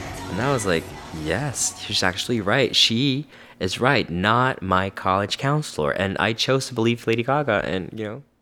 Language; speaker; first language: English; early bilingual, other home language; Spanish